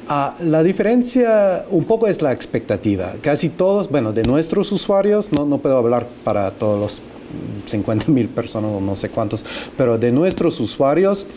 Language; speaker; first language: Spanish; non-native, fluent; English